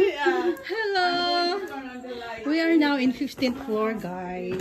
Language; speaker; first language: English; non-native, local second language; Filipino